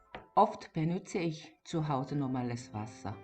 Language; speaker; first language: German; non-native, fluent; Korean